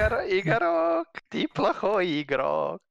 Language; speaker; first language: Russian; non-native, learner; Serbian